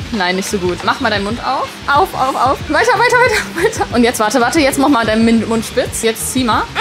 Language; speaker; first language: German; native; German